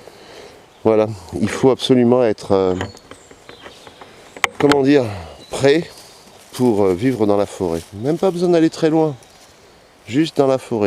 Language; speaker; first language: French; native; French